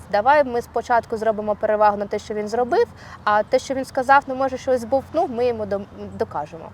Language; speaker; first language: Ukrainian; non-native, local second language; Russian